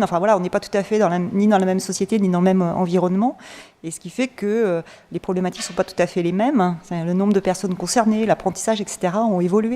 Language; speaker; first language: French; native; French